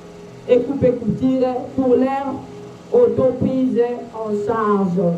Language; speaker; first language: French; non-native, local second language; Lingala